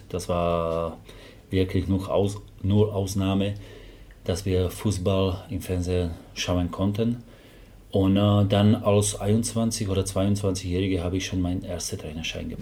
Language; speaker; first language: German; non-native, fluent; Slovak